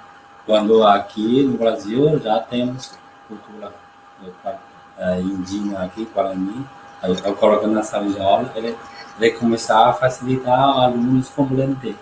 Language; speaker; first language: Portuguese; non-native, learner; Chinese